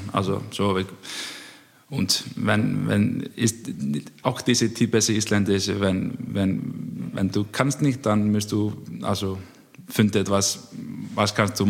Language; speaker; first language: German; non-native, learner; Icelandic